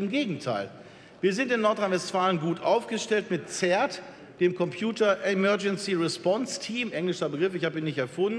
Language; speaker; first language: German; native; German